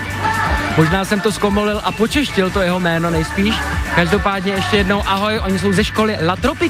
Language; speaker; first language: Czech; native; Czech